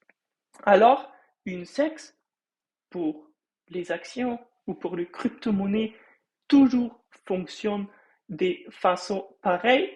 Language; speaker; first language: French; non-native, fluent; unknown